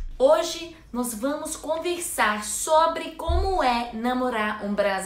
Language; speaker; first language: Portuguese; non-native, learner; English